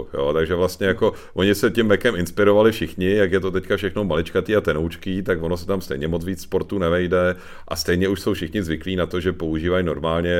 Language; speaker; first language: Czech; native; Czech